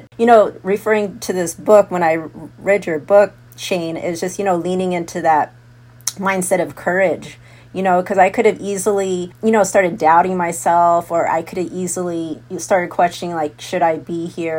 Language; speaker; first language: English; native; English